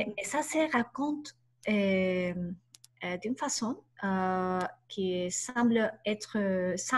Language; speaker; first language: French; non-native, learner; Spanish